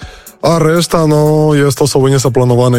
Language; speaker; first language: Polish; non-native, fluent; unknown